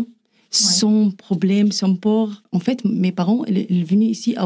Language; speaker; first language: French; non-native, learner; Arabic